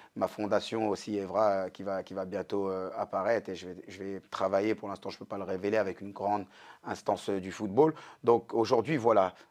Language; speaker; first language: French; native; French